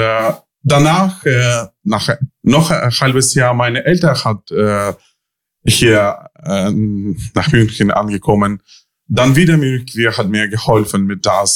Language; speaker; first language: German; non-native, learner; Ukrainian